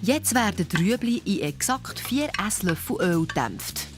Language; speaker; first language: German; native; German